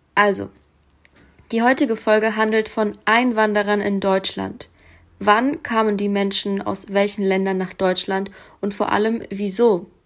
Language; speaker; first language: German; early bilingual, other home language; Russian